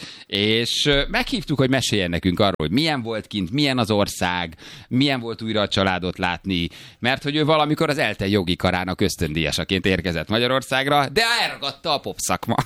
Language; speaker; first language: Hungarian; native; Hungarian